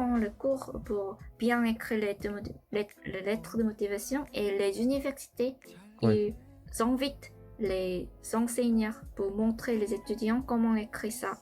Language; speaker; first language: French; non-native, learner; Korean